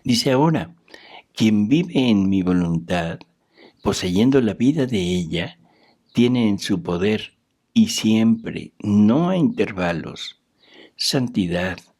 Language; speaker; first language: Spanish; native; Spanish